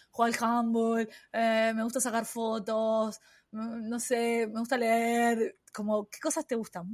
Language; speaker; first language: Spanish; native; Spanish